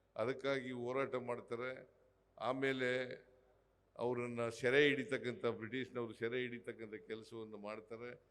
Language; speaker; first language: Kannada; native; Kannada